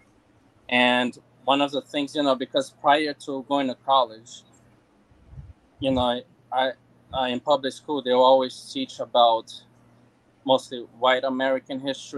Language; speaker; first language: English; non-native, fluent; Portuguese